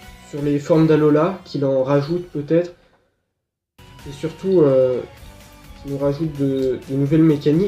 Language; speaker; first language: French; native; French